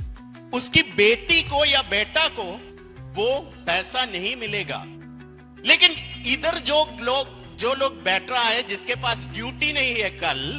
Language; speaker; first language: Hindi; non-native, fluent; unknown